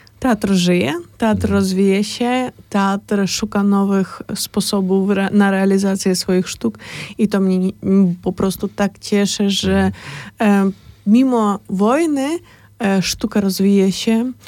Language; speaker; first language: Polish; non-native, fluent; Ukrainian